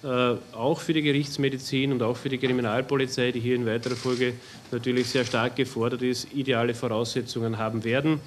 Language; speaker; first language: German; native; German